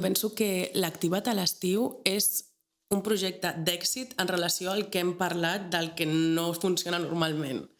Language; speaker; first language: Catalan; native; Catalan